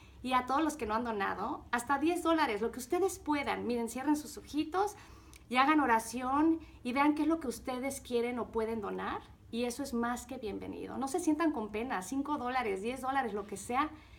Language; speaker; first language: Spanish; native; Spanish